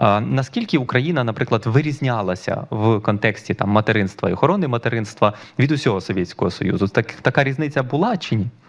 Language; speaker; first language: Ukrainian; native; Ukrainian